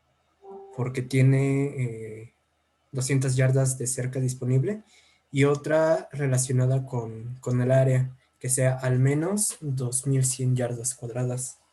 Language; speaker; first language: Spanish; native; Spanish